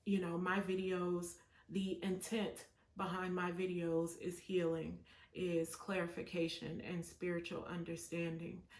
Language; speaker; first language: English; native; English